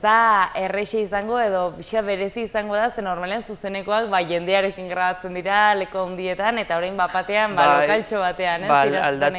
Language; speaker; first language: Basque; native; Basque